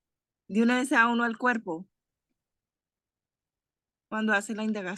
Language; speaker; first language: Spanish; native; Spanish